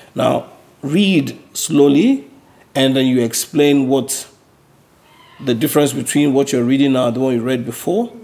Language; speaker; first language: English; non-native, local second language; Yoruba